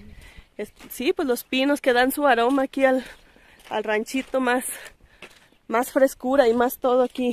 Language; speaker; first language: Spanish; native; Spanish